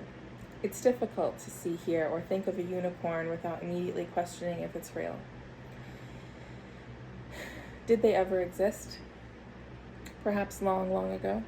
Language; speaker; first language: English; native; English